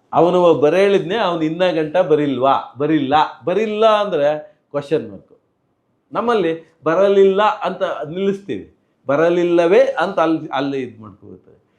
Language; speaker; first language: Kannada; native; Kannada